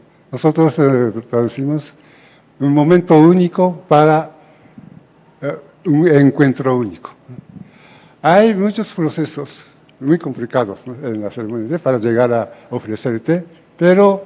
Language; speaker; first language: Spanish; non-native, fluent; Japanese